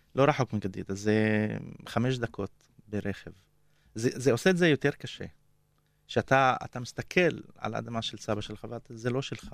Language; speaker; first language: Hebrew; non-native, local second language; Arabic